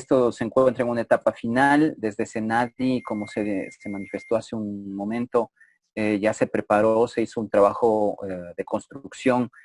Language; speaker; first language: Spanish; native; Spanish